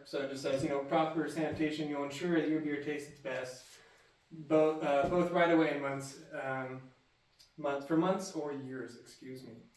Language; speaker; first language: English; native; English